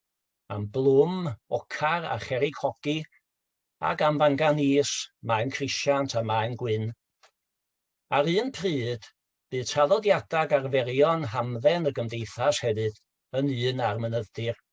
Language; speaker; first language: Welsh; native; Welsh